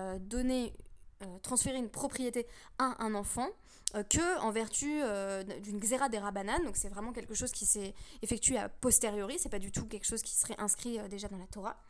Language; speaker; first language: French; native; French